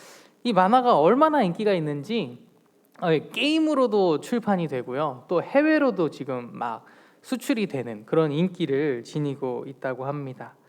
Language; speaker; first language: Korean; native; Korean